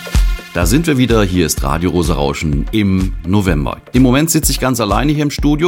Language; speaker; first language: German; native; German